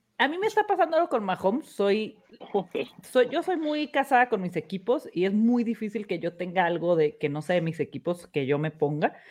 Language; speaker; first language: Spanish; early bilingual, heritage; Spanish